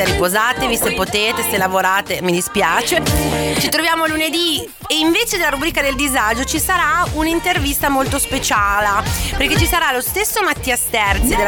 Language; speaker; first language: Italian; native; Italian